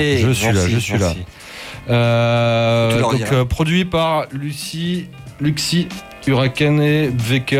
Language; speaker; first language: French; native; French